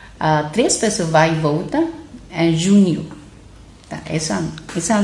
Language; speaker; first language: Portuguese; non-native, learner; Chinese